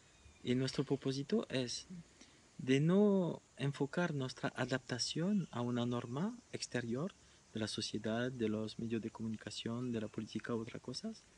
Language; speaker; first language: Spanish; non-native, fluent; French